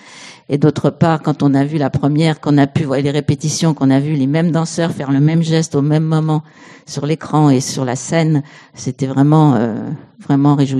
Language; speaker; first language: French; native; French